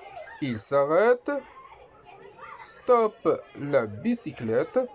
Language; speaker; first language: French; non-native, local second language; Arabic